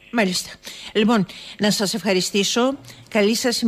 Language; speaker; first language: Greek; native; Greek